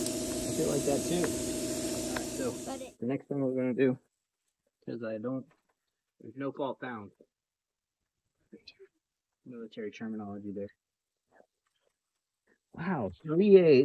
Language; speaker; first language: English; native; English